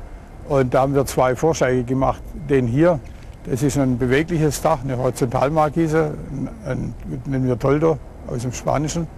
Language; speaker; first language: German; native; German